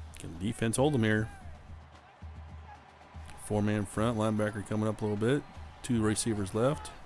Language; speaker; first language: English; native; English